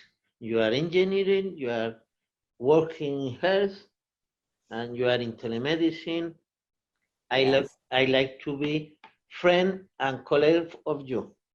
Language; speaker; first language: English; non-native, learner; Portuguese